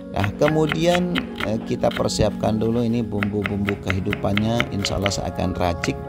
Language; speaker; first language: Indonesian; non-native, local second language; Madurese